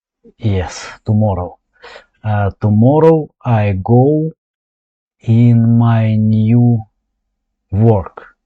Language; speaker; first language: English; non-native, learner; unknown